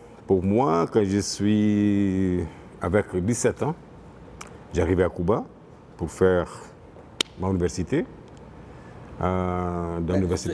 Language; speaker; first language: French; non-native, fluent; Portuguese